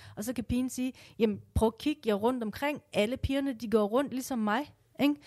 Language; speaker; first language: Danish; early bilingual, other home language; Persian